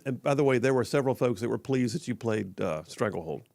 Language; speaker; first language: English; native; English